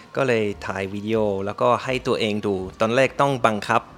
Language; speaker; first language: Thai; non-native, fluent; German